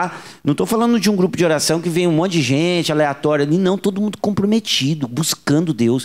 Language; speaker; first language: Portuguese; native; Portuguese